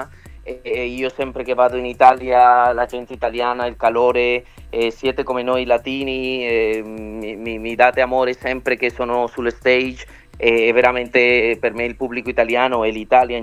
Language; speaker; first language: Italian; early bilingual, other home language; Spanish